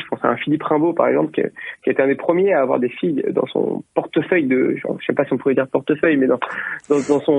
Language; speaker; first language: French; native; French